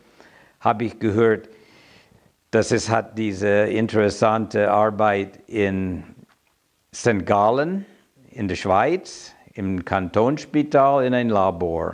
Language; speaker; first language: German; non-native, fluent; English